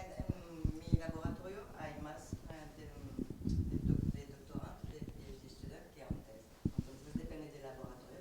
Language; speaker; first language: Spanish; non-native, learner; French